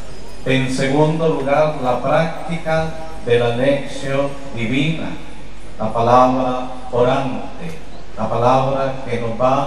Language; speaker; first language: Spanish; native; Spanish